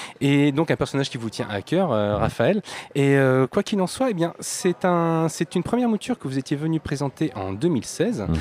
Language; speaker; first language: French; native; French